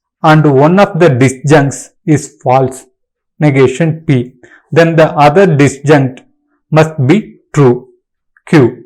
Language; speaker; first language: English; non-native, local second language; Tamil